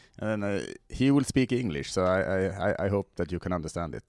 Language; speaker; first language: English; non-native, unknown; Swedish